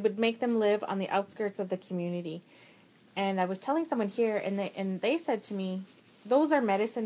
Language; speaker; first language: English; native; English